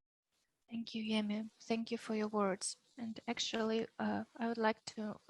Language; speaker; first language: English; non-native, fluent; Ukrainian